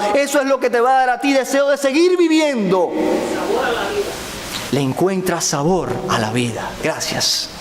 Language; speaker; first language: Spanish; native; Spanish